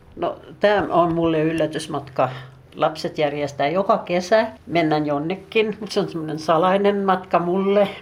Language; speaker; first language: Finnish; non-native, local second language; Swedish